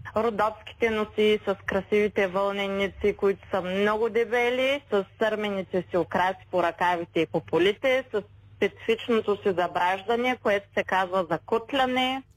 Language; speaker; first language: Bulgarian; native; Bulgarian